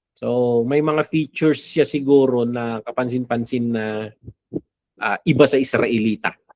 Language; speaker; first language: Filipino; non-native, local second language; Iloko